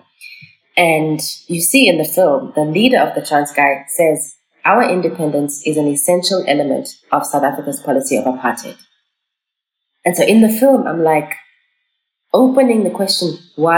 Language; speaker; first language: English; non-native, local second language; Xhosa